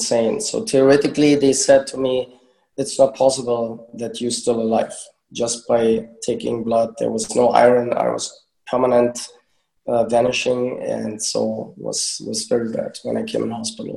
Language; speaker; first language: English; early bilingual, other home language; German